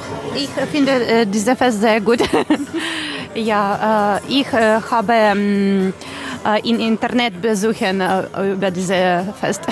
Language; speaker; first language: German; non-native, learner; Ukrainian